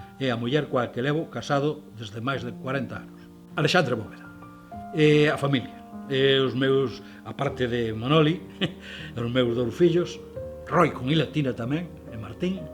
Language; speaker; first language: Galician; native; Galician